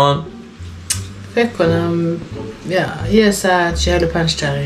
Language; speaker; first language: Persian; non-native, learner; Norwegian